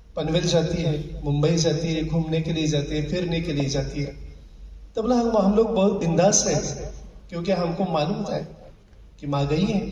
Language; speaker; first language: Hindi; non-native, local second language; Marathi